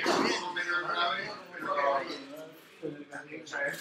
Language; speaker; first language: Spanish; native; Spanish